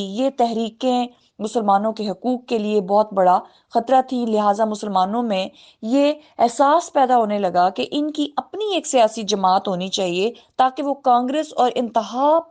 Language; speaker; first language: Urdu; native; Urdu